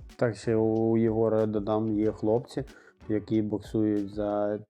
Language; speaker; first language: Ukrainian; non-native, local second language; Russian